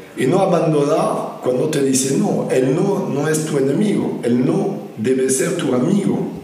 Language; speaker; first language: Spanish; non-native, learner; French